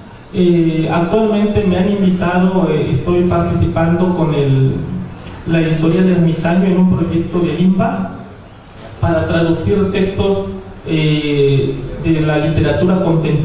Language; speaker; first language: Spanish; non-native, local second language; Zapotec